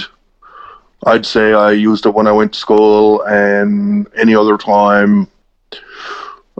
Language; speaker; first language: English; native; English